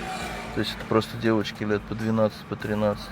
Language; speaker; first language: Russian; native; Russian